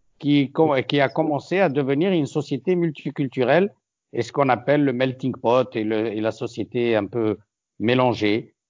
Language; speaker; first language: French; non-native, local second language; Arabic